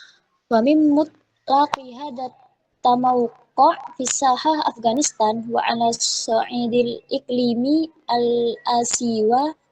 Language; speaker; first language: Arabic; non-native, learner; Indonesian